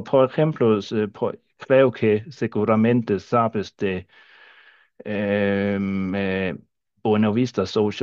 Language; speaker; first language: Spanish; non-native, fluent; Danish